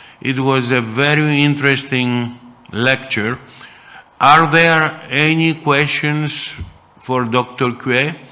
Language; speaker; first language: English; non-native, fluent; Greek